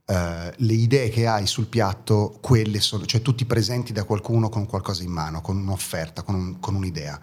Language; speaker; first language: Italian; early bilingual, other home language; German